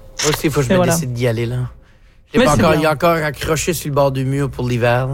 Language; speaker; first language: French; native; French